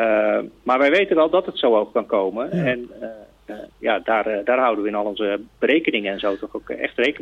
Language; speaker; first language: Dutch; native; Dutch